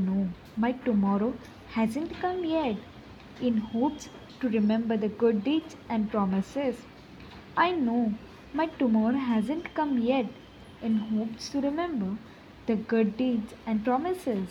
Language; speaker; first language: English; non-native, local second language; Gujarati